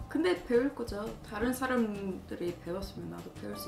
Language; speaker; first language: Korean; non-native, fluent; Swedish